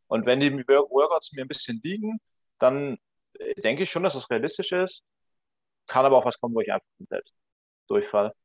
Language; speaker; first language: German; native; German